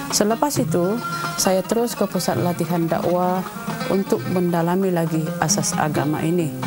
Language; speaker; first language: Malay; non-native, local second language; Central Dusun